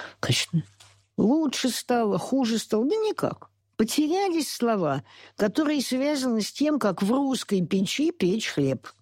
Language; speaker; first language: Russian; native; Russian